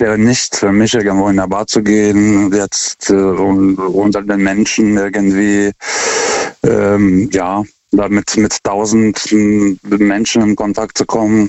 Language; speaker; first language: German; non-native, fluent; Lithuanian